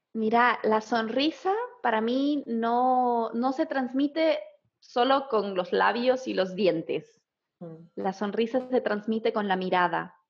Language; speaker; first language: Spanish; native; Spanish